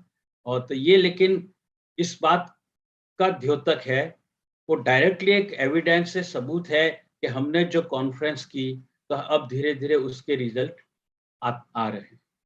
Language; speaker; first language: Hindi; native; Hindi